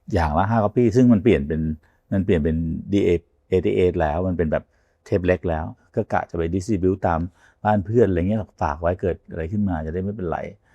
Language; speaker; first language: Thai; native; Thai